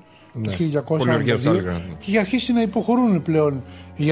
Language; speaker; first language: Greek; native; Greek